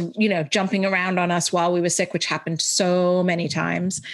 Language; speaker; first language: English; early bilingual, heritage; Arabic